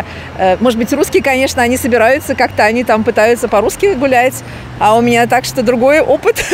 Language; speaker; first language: Russian; native; Russian